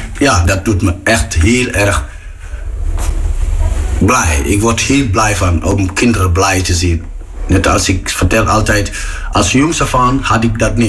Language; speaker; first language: Dutch; non-native, fluent; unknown